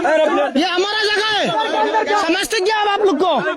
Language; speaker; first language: Hindi; non-native, learner; Bangla